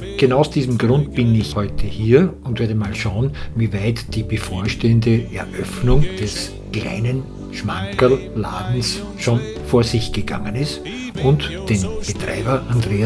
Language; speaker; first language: German; native; German